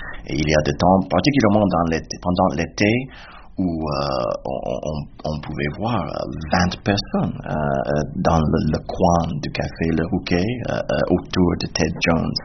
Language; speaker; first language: French; non-native, fluent; English